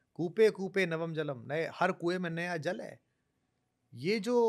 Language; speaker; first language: Hindi; native; Hindi